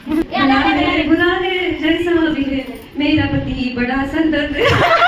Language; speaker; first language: Hindi; non-native, local second language; Marathi